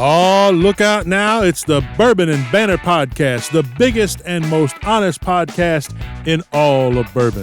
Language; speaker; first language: English; native; English